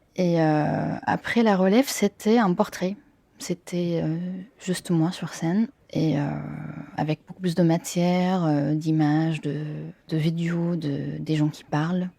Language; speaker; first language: French; non-native, fluent; Arabic